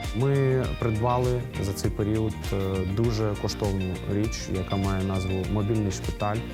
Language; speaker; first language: Ukrainian; native; Ukrainian